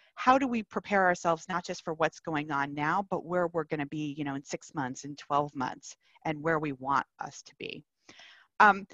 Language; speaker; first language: English; native; English